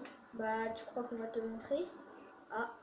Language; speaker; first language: French; native; French